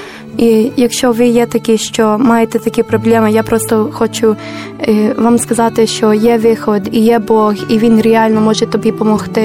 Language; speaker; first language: Ukrainian; non-native, learner; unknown